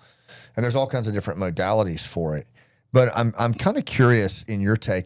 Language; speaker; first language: English; native; English